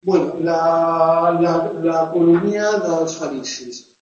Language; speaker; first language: Spanish; non-native, local second language; Catalan